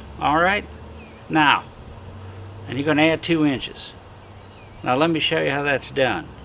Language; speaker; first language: English; native; English